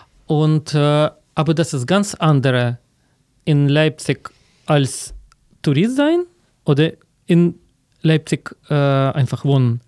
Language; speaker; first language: German; non-native, fluent; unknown